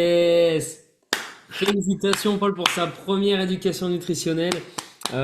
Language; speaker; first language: French; native; French